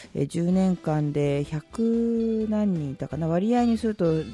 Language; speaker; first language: Japanese; native; Japanese